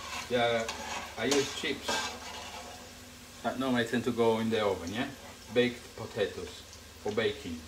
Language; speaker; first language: English; non-native, fluent; Italian